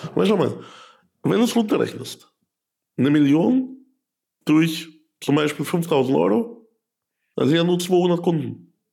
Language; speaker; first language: German; early bilingual, other home language; Russian